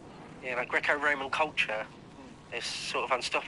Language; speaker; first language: English; native; English